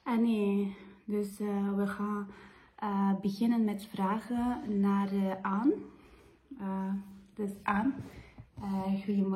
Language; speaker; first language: Dutch; non-native, fluent; Tibetan